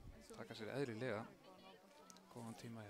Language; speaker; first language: Icelandic; native; Icelandic